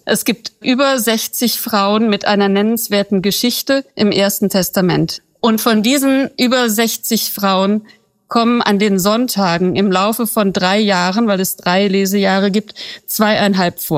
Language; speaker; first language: German; native; German